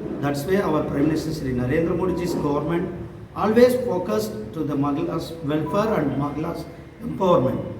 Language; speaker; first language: English; non-native, local second language; Tamil